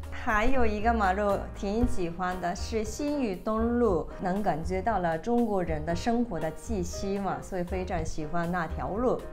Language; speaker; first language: Chinese; non-native, fluent; Japanese